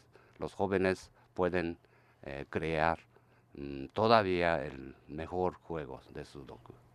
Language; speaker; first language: Spanish; non-native, learner; Japanese